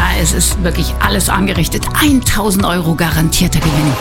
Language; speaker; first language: German; native; German